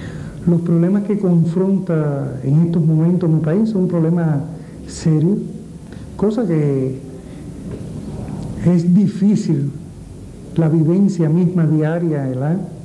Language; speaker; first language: Portuguese; non-native, learner; Spanish